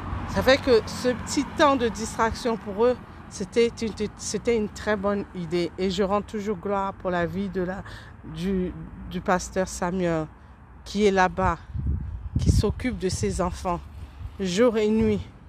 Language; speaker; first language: French; early bilingual, other home language; Haitian Creole